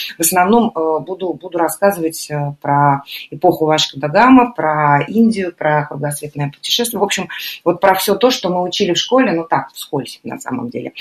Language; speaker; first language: Russian; native; Russian